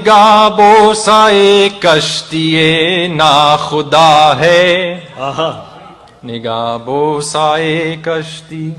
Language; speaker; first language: Urdu; non-native, fluent; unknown